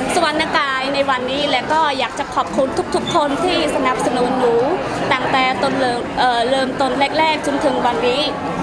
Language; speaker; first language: Thai; non-native, fluent; Khmer